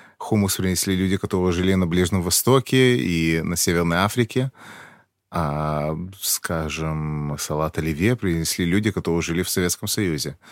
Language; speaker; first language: Russian; early bilingual, heritage; Russian